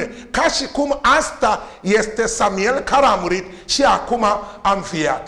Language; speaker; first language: Romanian; non-native, learner; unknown